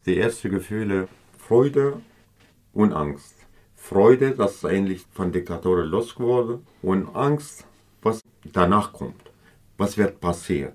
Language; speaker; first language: German; non-native, fluent; Kurdish